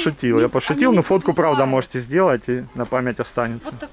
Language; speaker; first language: Russian; native; Russian